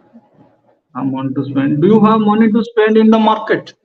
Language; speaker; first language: English; non-native, local second language; Odia